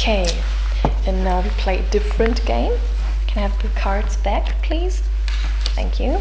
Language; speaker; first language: English; non-native, fluent; German